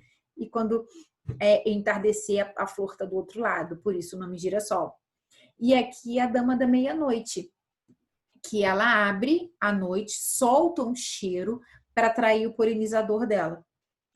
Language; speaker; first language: Portuguese; native; Portuguese